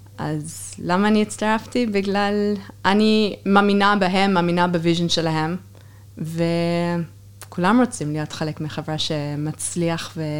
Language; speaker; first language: Hebrew; non-native, fluent; English